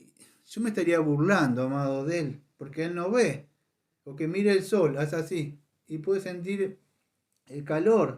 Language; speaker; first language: Spanish; native; Spanish